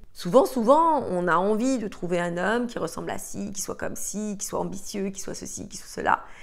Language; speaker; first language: French; native; French